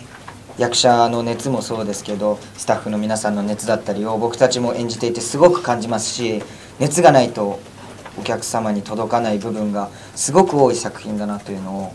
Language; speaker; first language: Japanese; native; Japanese